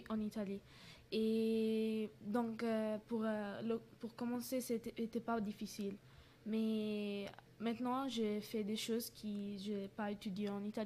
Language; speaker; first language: French; non-native, learner; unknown